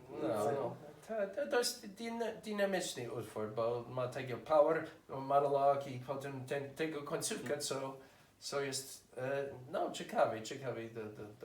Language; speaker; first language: Polish; non-native, learner; English